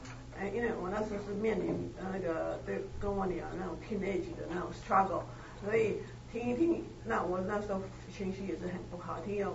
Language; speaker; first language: Chinese; native; Chinese